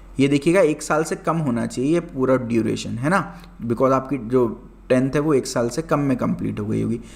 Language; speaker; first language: Hindi; native; Hindi